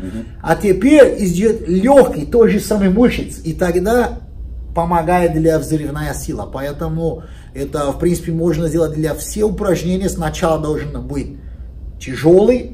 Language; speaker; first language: Russian; non-native, learner; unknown